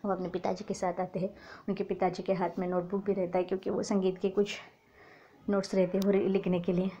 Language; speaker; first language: Hindi; non-native, local second language; Marathi